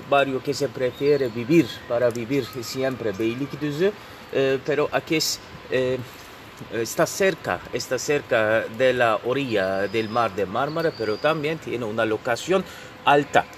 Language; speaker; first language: Spanish; non-native, fluent; Turkish